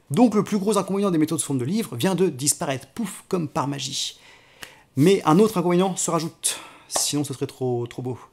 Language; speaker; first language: French; native; French